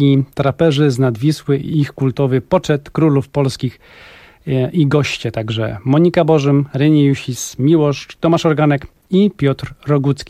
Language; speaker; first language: Polish; native; Polish